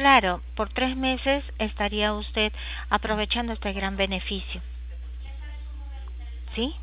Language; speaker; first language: Spanish; native; Spanish